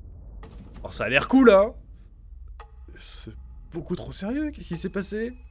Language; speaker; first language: French; native; French